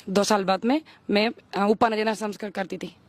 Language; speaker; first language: Hindi; non-native, learner; Spanish